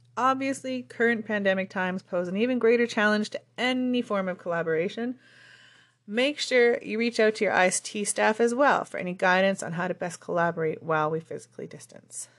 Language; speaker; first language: English; native; English